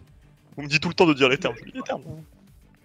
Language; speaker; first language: French; native; French